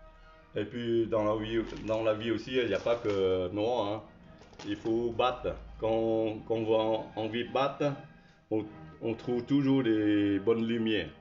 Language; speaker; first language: French; non-native, learner; Chinese